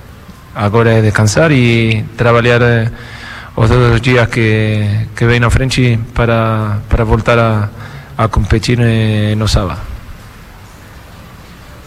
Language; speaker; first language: Portuguese; non-native, fluent; Spanish